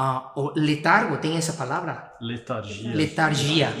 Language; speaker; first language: Portuguese; non-native, fluent; Spanish